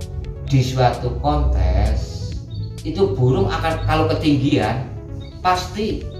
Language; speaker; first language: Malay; non-native, local second language; Javanese